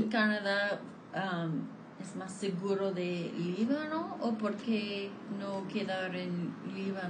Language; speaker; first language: Spanish; non-native, fluent; English